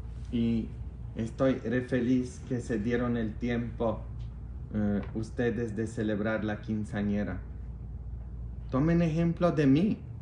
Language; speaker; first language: Spanish; non-native, fluent; Polish